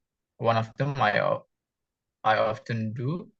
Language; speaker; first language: English; non-native, fluent; Indonesian